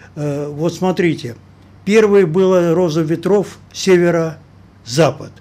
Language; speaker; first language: Russian; native; Russian